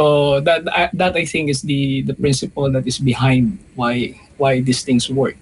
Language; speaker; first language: English; non-native, local second language; Filipino